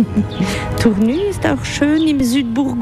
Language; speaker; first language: German; non-native, learner; French